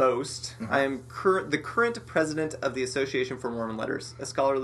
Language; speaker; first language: English; native; English